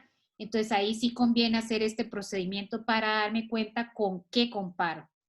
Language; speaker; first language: Spanish; native; Spanish